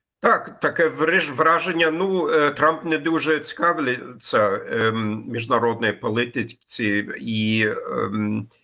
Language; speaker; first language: Ukrainian; non-native, fluent; German